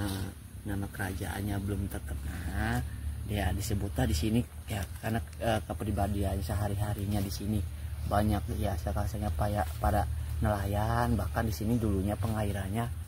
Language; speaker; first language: Indonesian; native; Indonesian